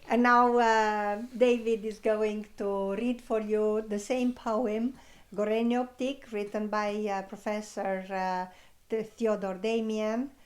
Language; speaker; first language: English; non-native, fluent; Romanian